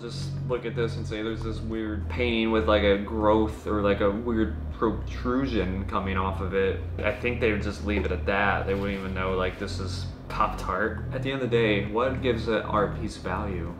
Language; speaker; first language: English; native; English